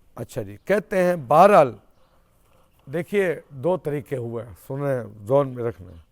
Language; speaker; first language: Urdu; non-native, local second language; Saraiki